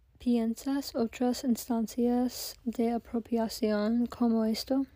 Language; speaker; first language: Spanish; non-native, learner; English